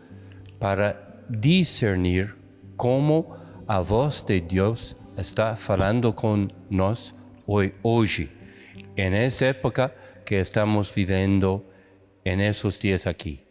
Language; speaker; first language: Portuguese; non-native, fluent; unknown